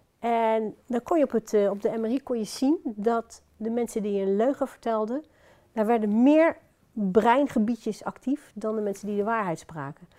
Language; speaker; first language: Dutch; native; Dutch